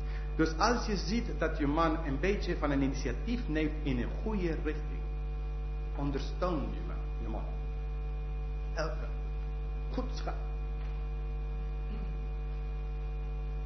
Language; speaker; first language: Dutch; non-native, fluent; English